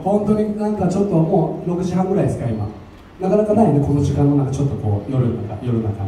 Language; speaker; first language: Japanese; native; Japanese